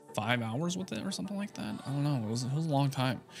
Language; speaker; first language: English; native; English